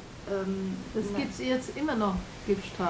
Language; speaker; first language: German; non-native, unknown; Chinese